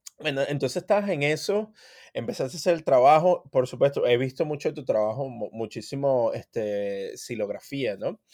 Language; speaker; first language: Spanish; native; Spanish